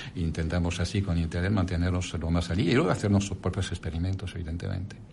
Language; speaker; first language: Spanish; non-native, fluent; French